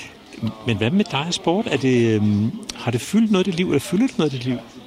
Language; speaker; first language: Danish; native; Danish